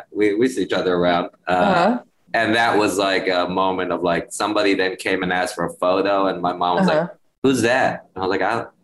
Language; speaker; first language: English; early bilingual, other home language; Spanish